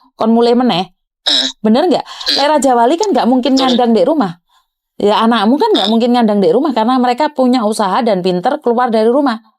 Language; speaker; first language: Indonesian; non-native, local second language; Javanese